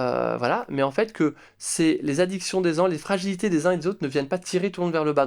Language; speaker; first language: French; native; French